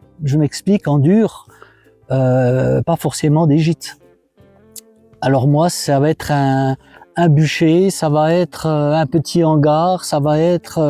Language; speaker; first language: French; native; French